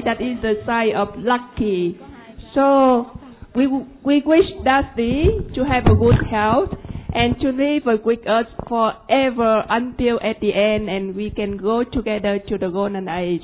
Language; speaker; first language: English; non-native, fluent; Vietnamese